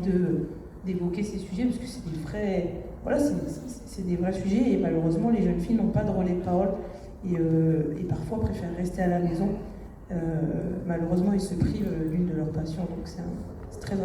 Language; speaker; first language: French; native; French